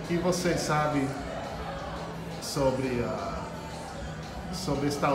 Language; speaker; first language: Portuguese; non-native, learner; English